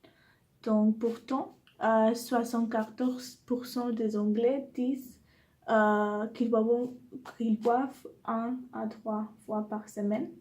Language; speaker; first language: French; non-native, learner; English